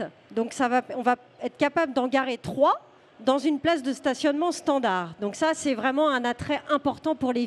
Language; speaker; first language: French; native; French